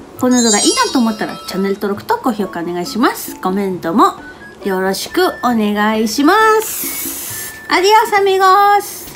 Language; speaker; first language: Japanese; non-native, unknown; Spanish